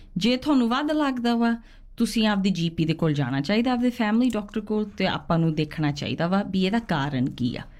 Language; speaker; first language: Punjabi; native; Punjabi